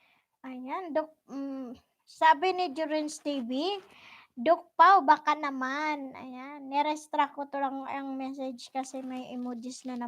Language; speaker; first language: Filipino; non-native, local second language; Bikol